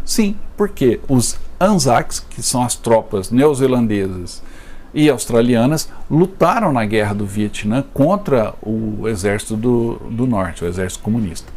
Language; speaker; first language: Portuguese; native; Portuguese